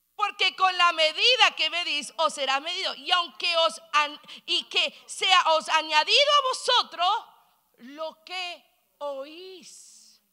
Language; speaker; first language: Spanish; early bilingual, heritage; Spanish